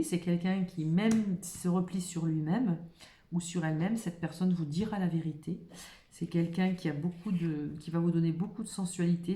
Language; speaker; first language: French; native; French